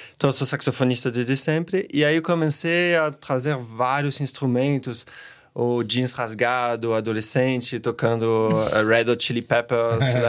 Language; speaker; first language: Portuguese; non-native, fluent; French